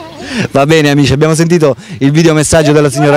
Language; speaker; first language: Italian; native; Italian